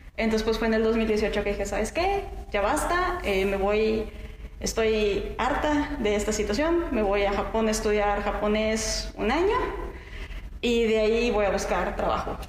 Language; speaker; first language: Spanish; native; Spanish